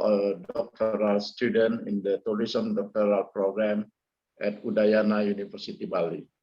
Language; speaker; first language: English; non-native, fluent; Indonesian